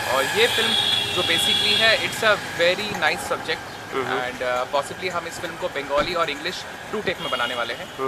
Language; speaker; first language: Hindi; non-native, local second language; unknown